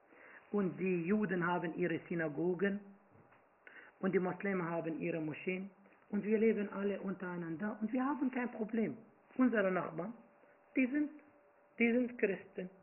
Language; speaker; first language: German; non-native, fluent; Arabic